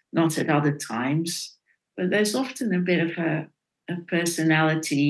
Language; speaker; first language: English; non-native, fluent; Dutch